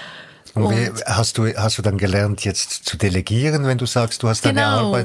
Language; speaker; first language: German; native; German